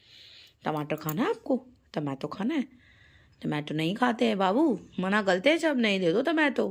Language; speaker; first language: Hindi; native; Hindi